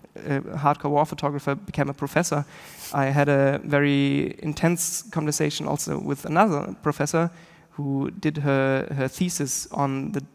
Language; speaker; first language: English; non-native, fluent; German